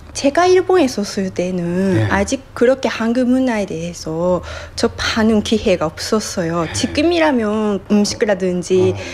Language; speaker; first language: Korean; non-native, fluent; Japanese